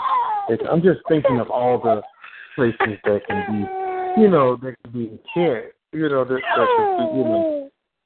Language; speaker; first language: English; native; English